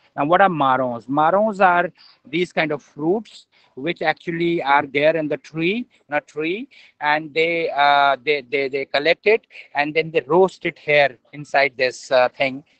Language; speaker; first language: English; non-native, local second language; Hindi